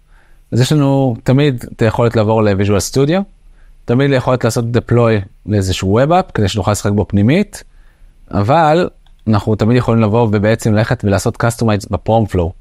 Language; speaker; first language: Hebrew; native; Hebrew